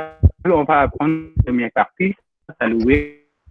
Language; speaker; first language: French; non-native, fluent; Indonesian